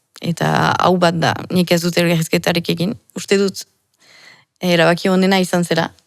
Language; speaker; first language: Basque; native; Basque